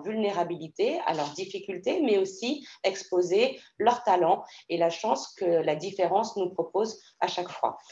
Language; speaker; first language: French; native; French